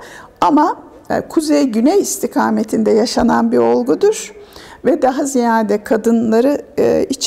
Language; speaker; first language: Turkish; native; Turkish